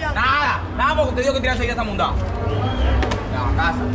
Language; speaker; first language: Spanish; native; Spanish